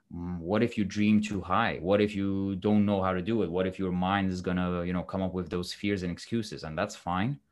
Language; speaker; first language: English; non-native, fluent; Romanian